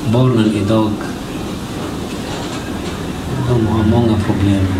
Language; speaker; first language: Swedish; non-native, learner; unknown